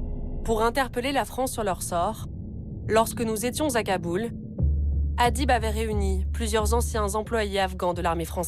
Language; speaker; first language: French; native; French